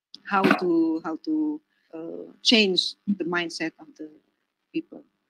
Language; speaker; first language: English; non-native, fluent; Indonesian